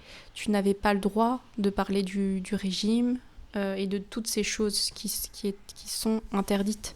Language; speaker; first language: French; native; French